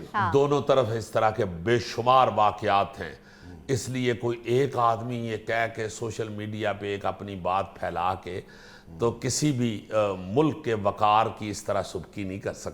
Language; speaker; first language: Urdu; native; Urdu